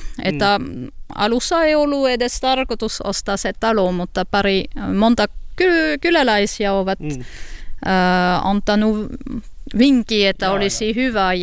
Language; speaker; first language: Finnish; non-native, learner; French